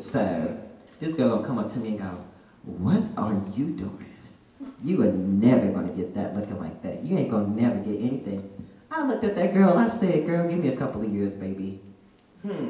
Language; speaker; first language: English; native; English